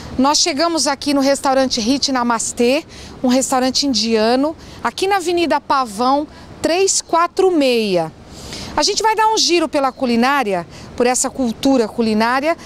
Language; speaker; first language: Portuguese; native; Portuguese